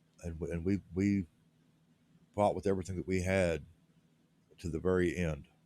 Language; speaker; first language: English; native; English